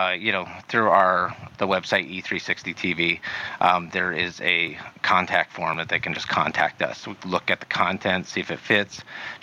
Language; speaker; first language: English; native; English